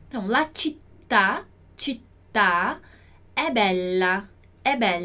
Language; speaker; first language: Italian; non-native, fluent; Portuguese